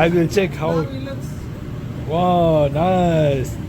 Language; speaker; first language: English; non-native, learner; Tibetan